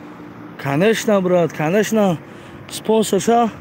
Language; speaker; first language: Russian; non-native, local second language; Tajik